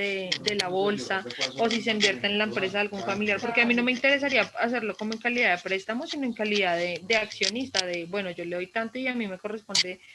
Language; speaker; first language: Spanish; native; Spanish